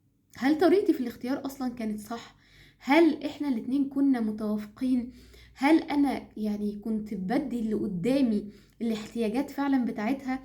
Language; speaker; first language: Arabic; native; Arabic